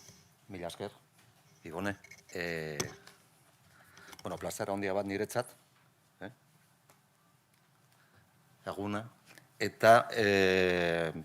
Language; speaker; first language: Basque; non-native, local second language; Spanish